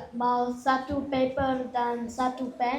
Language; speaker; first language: Indonesian; non-native, learner; English